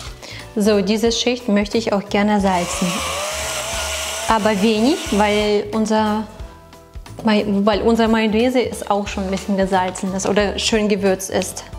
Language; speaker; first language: German; non-native, fluent; Russian